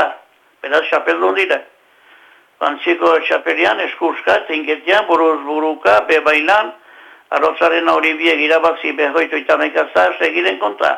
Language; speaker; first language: Basque; native; Basque